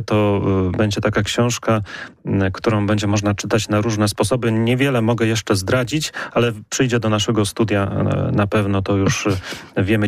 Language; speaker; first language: Polish; native; Polish